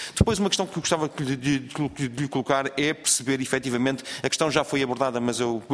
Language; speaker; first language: Portuguese; native; Portuguese